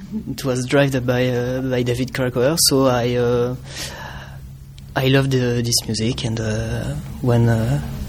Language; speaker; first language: English; non-native, learner; French